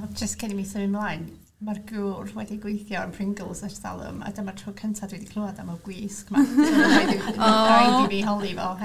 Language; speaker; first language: Welsh; non-native, local second language; English